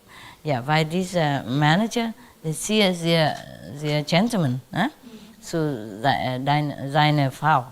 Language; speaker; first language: German; non-native, learner; Vietnamese